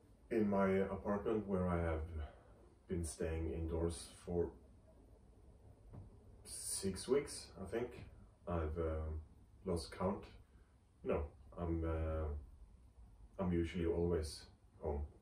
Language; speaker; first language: English; non-native, fluent; Norwegian